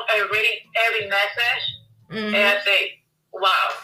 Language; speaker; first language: English; non-native, learner; Spanish